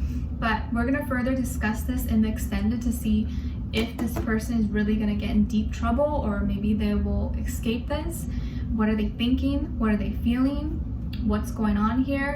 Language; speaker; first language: English; native; English